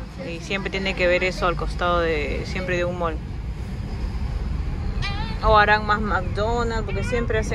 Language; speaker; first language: Spanish; native; Spanish